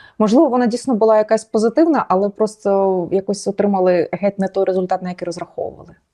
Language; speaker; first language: Ukrainian; native; Ukrainian